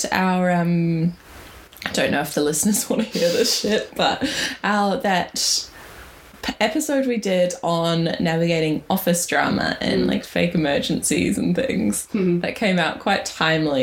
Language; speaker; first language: English; native; English